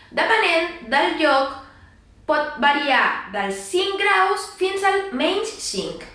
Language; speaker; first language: Catalan; non-native, local second language; Spanish